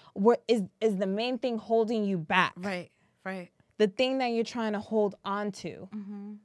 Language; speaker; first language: English; early bilingual, other home language; French